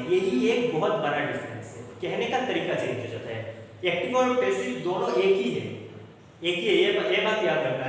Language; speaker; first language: Hindi; non-native, local second language; Bangla